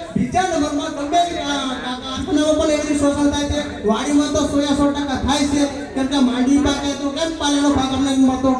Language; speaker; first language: Gujarati; non-native, local second language; Bhili